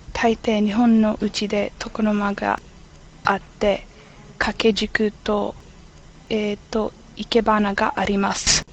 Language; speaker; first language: Japanese; non-native, learner; English